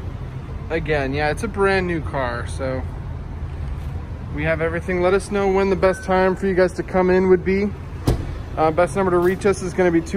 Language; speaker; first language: English; native; English